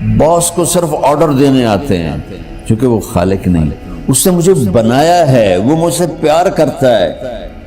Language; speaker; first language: Urdu; non-native, local second language; Punjabi